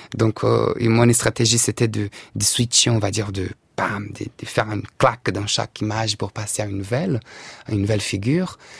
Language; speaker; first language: French; non-native, fluent; Portuguese